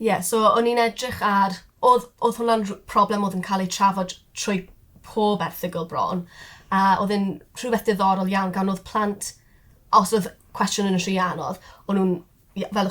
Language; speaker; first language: Welsh; non-native, local second language; English